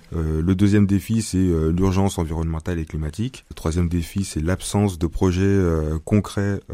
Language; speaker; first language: French; native; French